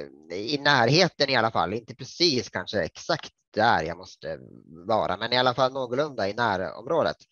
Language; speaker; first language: Swedish; native; Swedish